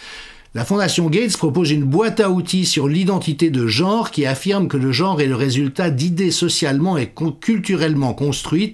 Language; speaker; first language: French; native; French